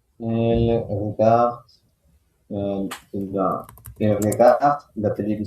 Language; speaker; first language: French; non-native, learner; Spanish